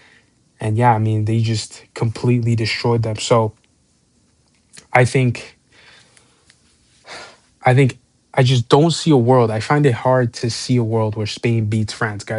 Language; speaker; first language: English; native; English